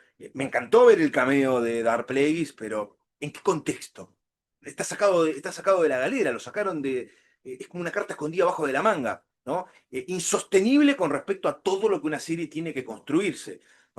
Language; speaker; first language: Spanish; native; Spanish